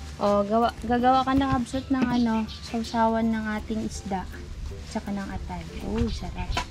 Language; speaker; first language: Filipino; non-native, local second language; Iloko